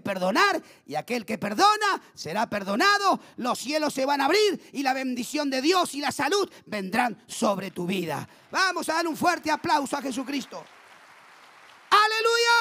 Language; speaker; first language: Spanish; native; Spanish